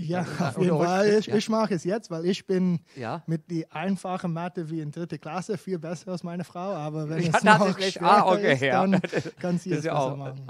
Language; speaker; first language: German; non-native, fluent; English